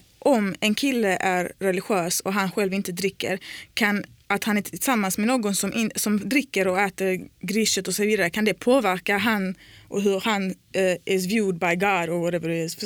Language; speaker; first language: Swedish; early bilingual, other home language; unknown